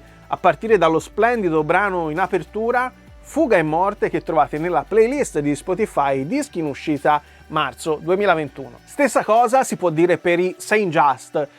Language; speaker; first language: Italian; native; Italian